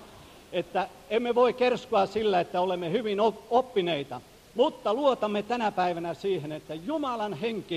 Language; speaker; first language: Finnish; native; Finnish